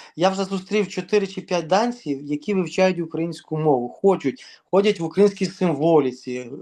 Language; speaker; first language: Ukrainian; native; Ukrainian